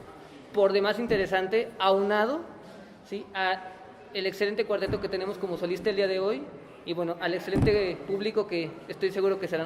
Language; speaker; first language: Spanish; native; Spanish